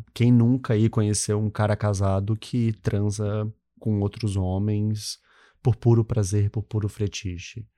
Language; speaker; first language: Portuguese; native; Portuguese